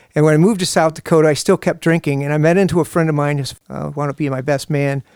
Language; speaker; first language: English; native; English